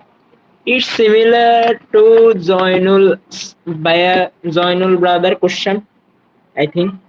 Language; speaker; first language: English; non-native, learner; Bangla